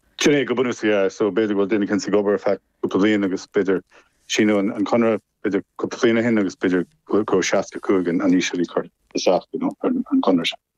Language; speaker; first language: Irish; non-native, local second language; English